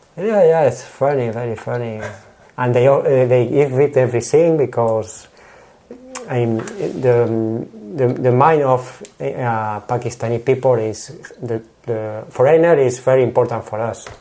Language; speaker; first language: English; non-native, learner; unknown